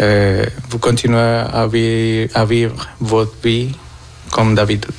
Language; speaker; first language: French; non-native, fluent; Spanish